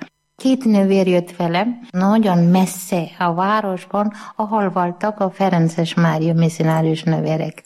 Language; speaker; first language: Hungarian; non-native, learner; Malayalam